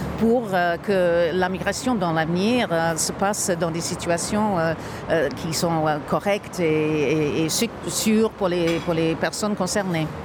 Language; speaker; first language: French; non-native, fluent; English